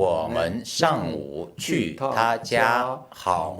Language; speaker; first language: Chinese; non-native, learner; Korean